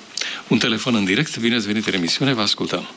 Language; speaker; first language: Romanian; native; Romanian